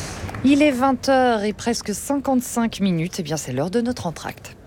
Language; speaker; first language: French; native; French